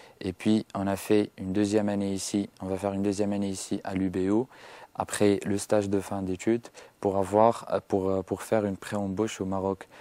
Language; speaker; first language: French; non-native, local second language; Arabic